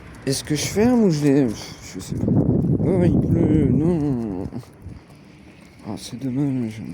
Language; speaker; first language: French; native; French